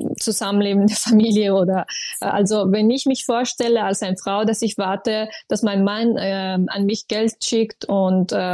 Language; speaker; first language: German; non-native, fluent; Persian